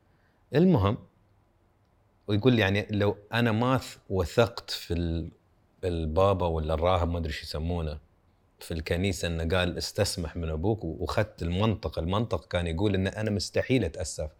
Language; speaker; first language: Arabic; native; Arabic